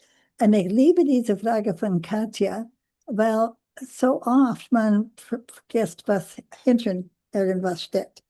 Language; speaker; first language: German; non-native, learner; English